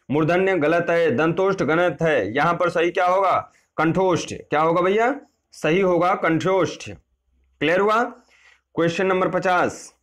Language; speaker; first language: Hindi; native; Hindi